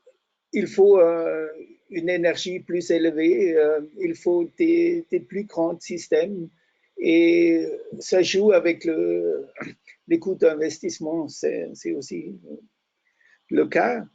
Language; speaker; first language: French; non-native, fluent; German